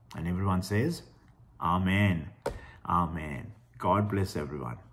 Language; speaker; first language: English; non-native, local second language; Sinhala